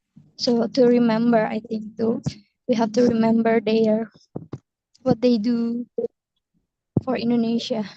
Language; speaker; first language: English; non-native, learner; Indonesian